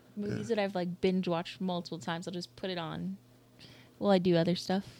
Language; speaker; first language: English; native; English